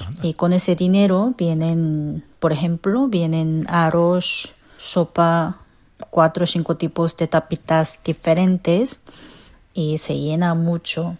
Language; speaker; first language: Spanish; non-native, fluent; Korean